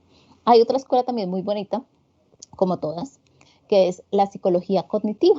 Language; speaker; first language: Spanish; native; Spanish